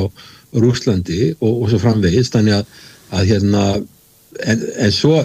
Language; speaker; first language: Icelandic; native; Icelandic